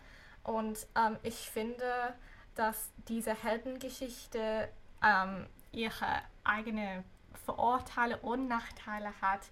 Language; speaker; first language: German; non-native, fluent; English